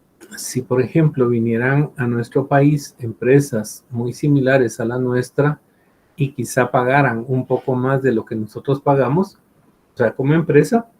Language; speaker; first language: Spanish; native; Spanish